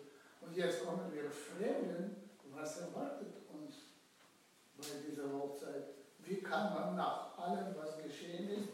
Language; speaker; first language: German; non-native, fluent; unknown